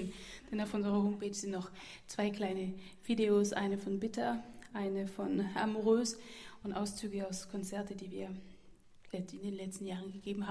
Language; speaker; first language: German; non-native, fluent; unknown